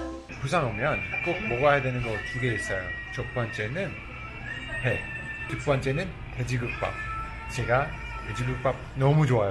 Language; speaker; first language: Korean; non-native, fluent; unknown